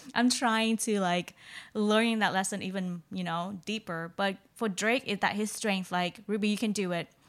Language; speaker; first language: English; non-native, fluent; Vietnamese